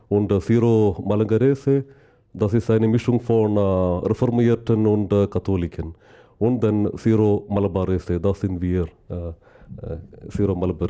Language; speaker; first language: German; non-native, learner; Malayalam